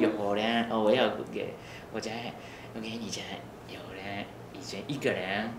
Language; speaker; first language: Chinese; non-native, learner; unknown